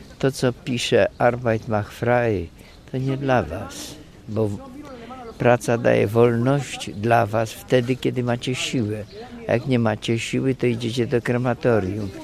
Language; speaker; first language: Polish; native; Polish